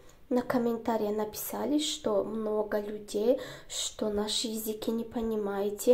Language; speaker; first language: Russian; non-native, learner; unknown